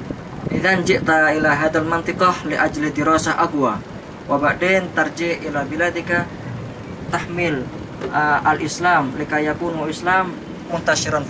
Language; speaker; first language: Arabic; non-native, learner; Indonesian